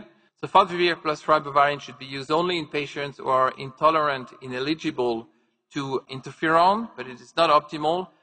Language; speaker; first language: English; non-native, fluent; French